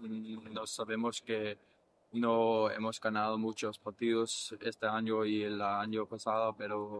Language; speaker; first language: Spanish; early bilingual, heritage; English